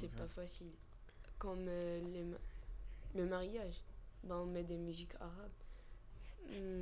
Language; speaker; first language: French; non-native, learner; Arabic